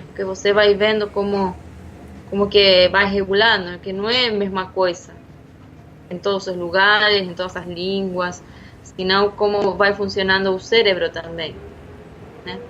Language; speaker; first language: Portuguese; non-native, fluent; Spanish